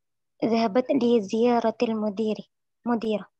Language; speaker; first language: Arabic; non-native, learner; Indonesian